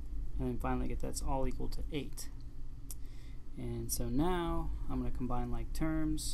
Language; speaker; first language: English; native; English